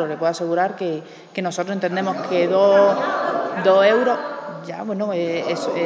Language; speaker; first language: Spanish; native; Spanish